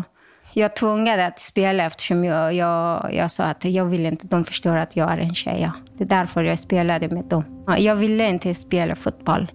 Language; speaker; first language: Swedish; non-native, local second language; Persian